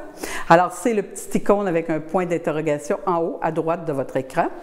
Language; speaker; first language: French; native; French